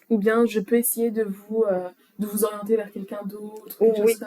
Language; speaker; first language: French; native; French